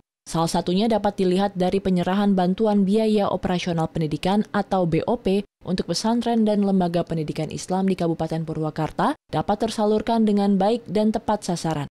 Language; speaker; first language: Indonesian; native; Indonesian